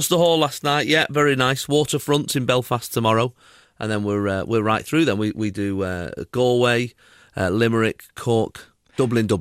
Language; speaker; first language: English; native; English